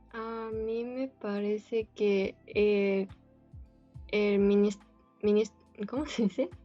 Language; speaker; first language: Spanish; non-native, fluent; Japanese